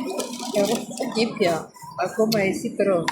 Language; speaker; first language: Greek; non-native, learner; Armenian